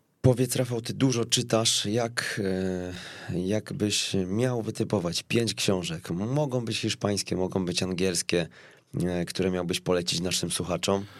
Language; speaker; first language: Polish; native; Polish